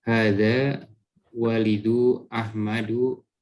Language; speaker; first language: Arabic; non-native, learner; Indonesian